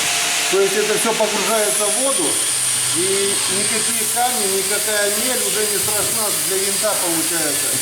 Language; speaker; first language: Russian; native; Russian